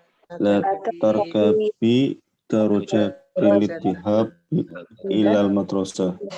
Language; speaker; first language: Arabic; non-native, learner; Indonesian